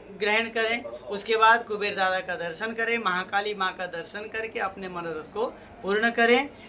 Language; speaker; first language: Hindi; non-native, local second language; Gujarati